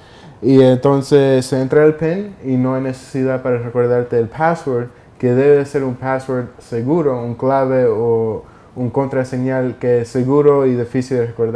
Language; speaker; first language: Spanish; early bilingual, heritage; Spanish